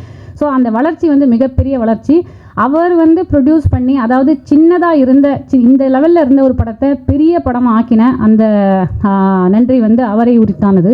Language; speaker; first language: Tamil; native; Tamil